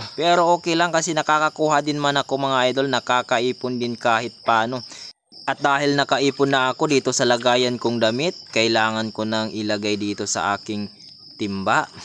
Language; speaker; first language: Filipino; native; Filipino